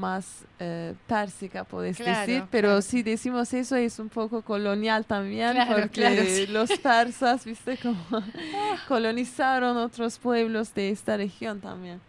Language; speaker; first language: Spanish; non-native, fluent; Kurdish